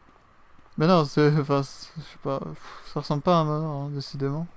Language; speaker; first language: French; native; French